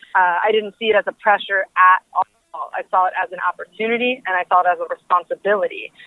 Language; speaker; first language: English; early bilingual, other home language; Spanish